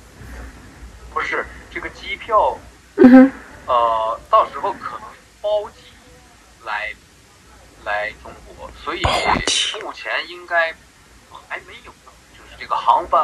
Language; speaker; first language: Chinese; native; Chinese